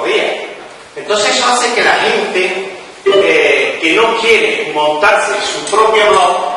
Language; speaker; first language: Spanish; native; Spanish